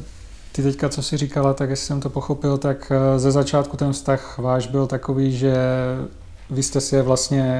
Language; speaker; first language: Czech; native; Czech